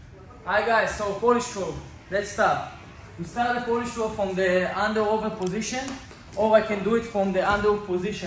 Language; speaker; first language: English; non-native, fluent; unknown